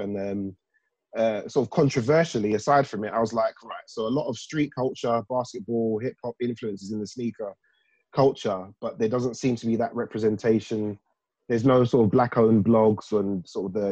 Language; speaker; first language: English; native; English